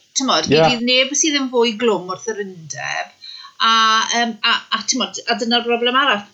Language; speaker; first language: Welsh; native; Welsh